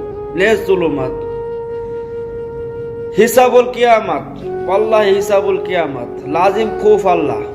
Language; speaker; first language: Arabic; non-native, learner; Bangla